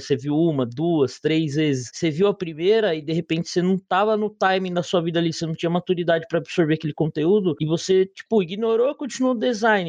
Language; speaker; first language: Portuguese; native; Portuguese